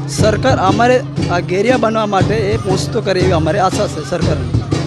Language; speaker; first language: Gujarati; non-native, local second language; Bhili